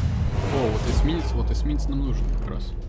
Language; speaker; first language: Russian; native; Russian